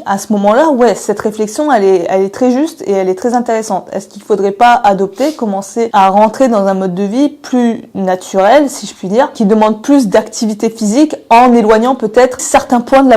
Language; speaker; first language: French; native; French